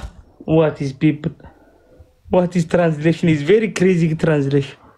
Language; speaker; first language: English; non-native, learner; Oromo